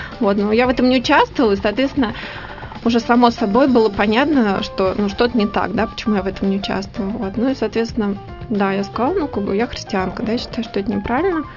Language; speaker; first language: Russian; native; Russian